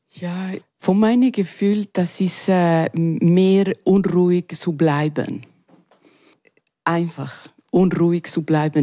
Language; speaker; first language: German; non-native, learner; Spanish